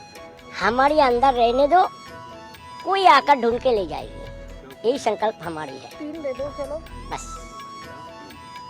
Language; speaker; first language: Hindi; non-native, local second language; Assamese